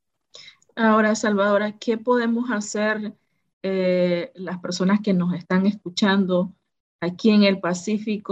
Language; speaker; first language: Spanish; native; Spanish